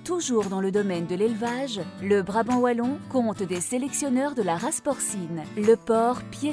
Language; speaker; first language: French; native; French